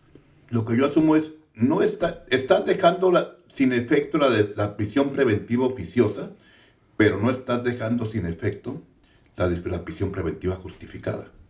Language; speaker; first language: Spanish; native; Spanish